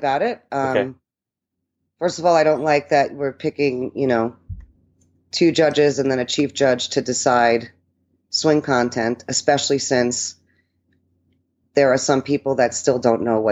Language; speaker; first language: English; early bilingual, other home language; Italian